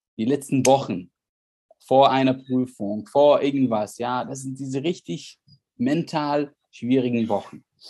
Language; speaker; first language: German; non-native, fluent; Arabic